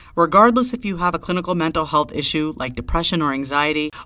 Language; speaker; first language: English; early bilingual, other home language; Hindi